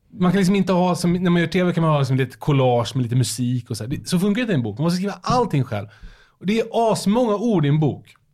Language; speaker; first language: Swedish; native; Swedish